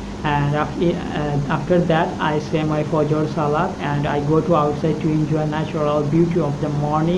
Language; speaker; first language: English; non-native, learner; Bangla